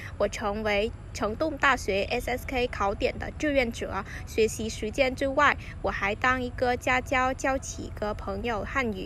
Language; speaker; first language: Chinese; non-native, fluent; Vietnamese